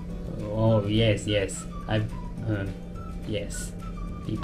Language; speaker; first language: English; non-native, learner; Japanese